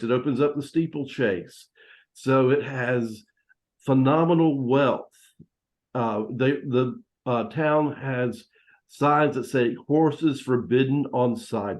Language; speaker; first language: English; native; English